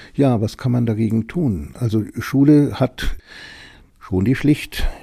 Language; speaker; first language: German; native; German